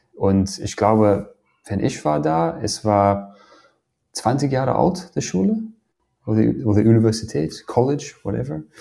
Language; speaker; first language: German; non-native, fluent; English